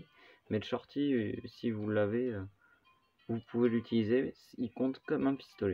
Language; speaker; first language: French; native; French